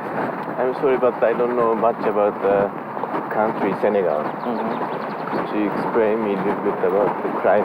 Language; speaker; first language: English; non-native, fluent; Japanese